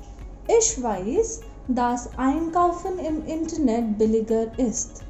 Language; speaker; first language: German; non-native, fluent; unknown